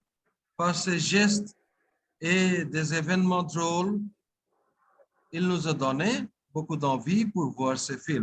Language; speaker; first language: French; non-native, fluent; Bangla